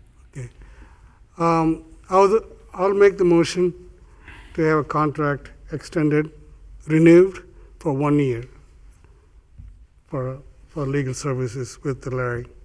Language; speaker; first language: English; non-native, fluent; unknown